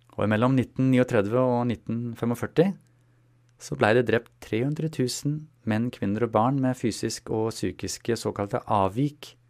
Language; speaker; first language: Norwegian; non-native, fluent; German